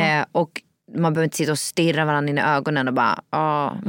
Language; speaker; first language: Swedish; native; Swedish